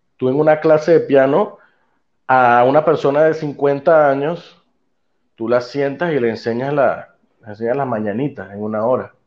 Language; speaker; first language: Spanish; native; Spanish